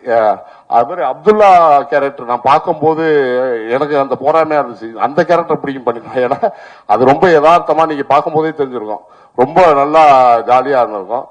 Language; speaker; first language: Tamil; native; Tamil